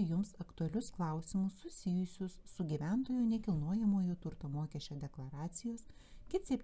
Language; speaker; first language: Lithuanian; native; Lithuanian